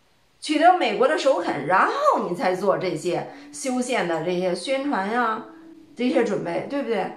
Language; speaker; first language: Chinese; native; Chinese